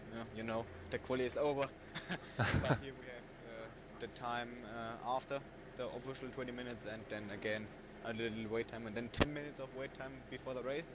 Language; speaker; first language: English; non-native, learner; German